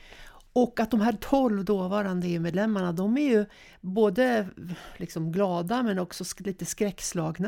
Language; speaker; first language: Swedish; native; Swedish